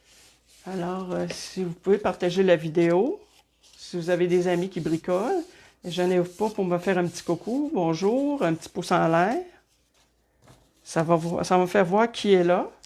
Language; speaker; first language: French; native; French